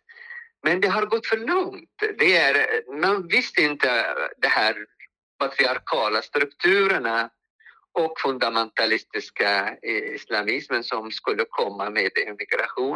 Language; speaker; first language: Swedish; non-native, fluent; Arabic